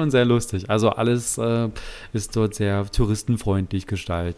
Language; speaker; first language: German; native; German